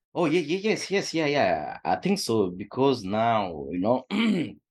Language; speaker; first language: English; non-native, fluent; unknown